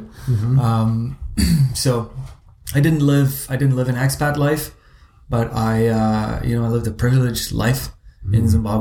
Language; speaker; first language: English; native; English